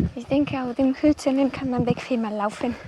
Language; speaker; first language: German; non-native, fluent; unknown